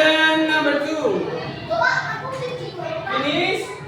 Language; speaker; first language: English; non-native, learner; Indonesian